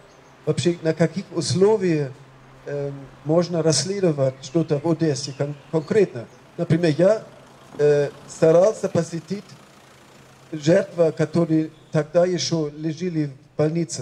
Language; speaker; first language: Russian; non-native, fluent; German